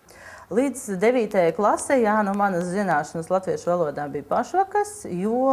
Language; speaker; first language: Latvian; non-native, local second language; Russian